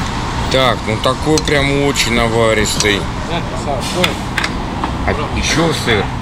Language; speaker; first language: Russian; native; Russian